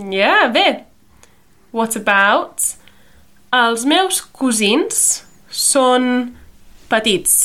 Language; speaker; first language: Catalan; non-native, fluent; English